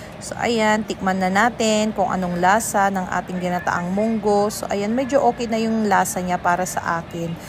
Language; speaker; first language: Filipino; non-native, local second language; Pangasinan